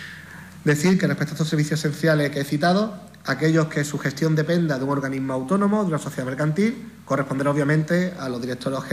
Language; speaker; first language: Spanish; native; Spanish